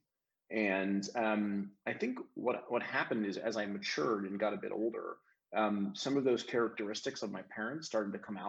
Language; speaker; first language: English; native; English